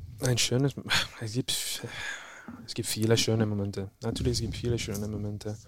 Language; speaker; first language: German; non-native, fluent; Czech